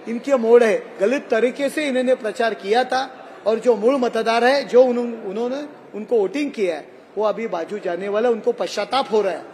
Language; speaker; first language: Hindi; non-native, local second language; Marathi